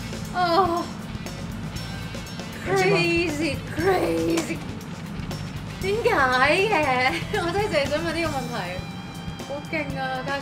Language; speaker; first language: Cantonese; native; Cantonese